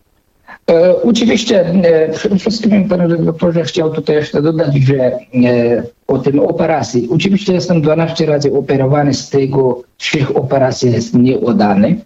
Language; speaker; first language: Polish; non-native, fluent; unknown